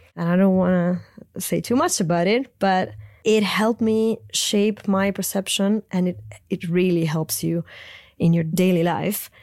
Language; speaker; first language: English; non-native, fluent; Italian